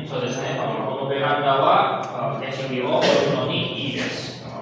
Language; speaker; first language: Japanese; non-native, fluent; Indonesian